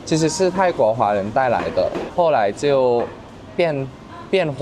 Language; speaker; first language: Chinese; non-native, fluent; Thai